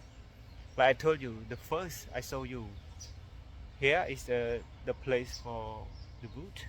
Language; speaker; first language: English; non-native, learner; Khmer